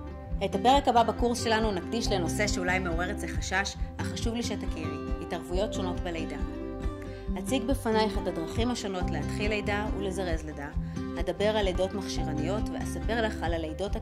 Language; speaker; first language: Hebrew; native; Hebrew